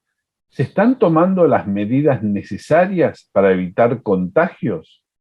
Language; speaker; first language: Spanish; native; Spanish